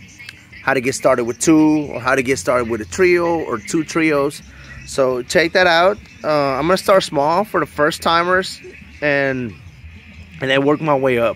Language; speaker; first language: English; native; English